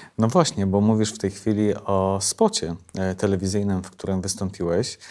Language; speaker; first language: Polish; native; Polish